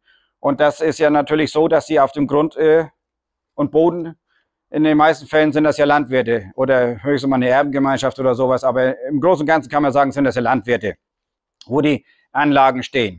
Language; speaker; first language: German; native; German